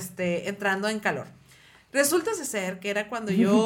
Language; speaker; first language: Spanish; native; Spanish